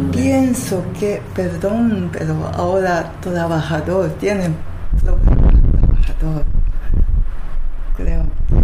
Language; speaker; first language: Spanish; non-native, learner; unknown